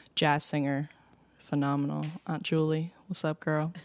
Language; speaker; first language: English; native; English